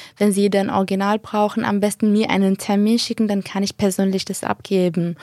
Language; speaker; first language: German; non-native, fluent; Arabic